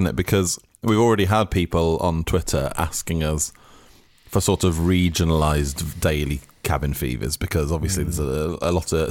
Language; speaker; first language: English; native; English